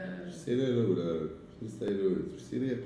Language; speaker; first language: Arabic; native; Arabic